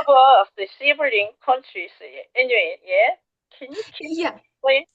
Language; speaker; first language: English; non-native, learner; Korean